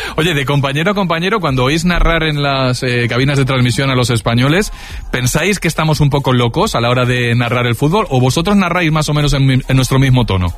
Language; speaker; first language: Spanish; native; Spanish